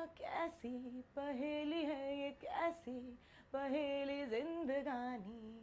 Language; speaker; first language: Hindi; non-native, local second language; Bangla